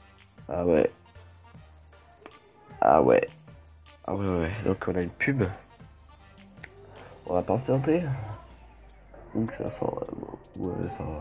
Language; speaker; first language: French; native; French